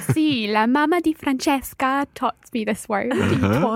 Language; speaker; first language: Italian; non-native, learner; English